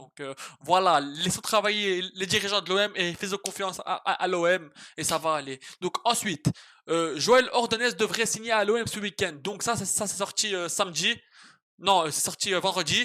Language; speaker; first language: French; native; French